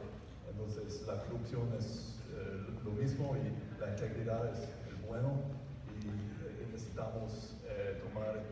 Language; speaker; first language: Spanish; non-native, fluent; English